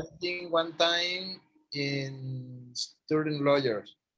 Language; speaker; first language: English; non-native, learner; Spanish